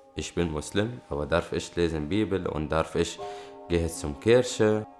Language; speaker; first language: German; non-native, learner; Arabic